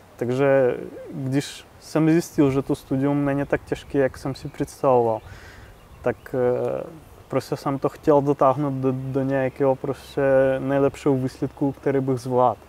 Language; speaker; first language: Czech; non-native, fluent; Russian